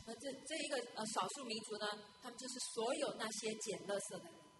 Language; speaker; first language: Chinese; native; Chinese